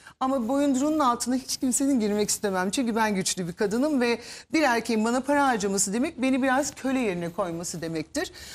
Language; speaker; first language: Turkish; early bilingual, heritage; Turkish